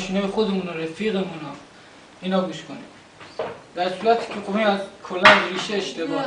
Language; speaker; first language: Persian; native; Persian